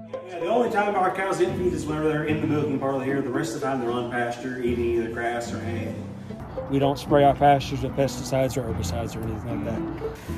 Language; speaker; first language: English; native; English